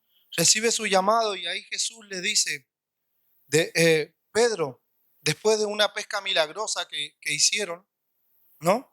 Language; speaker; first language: Spanish; native; Spanish